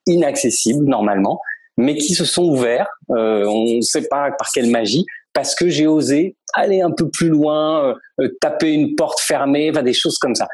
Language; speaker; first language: French; native; French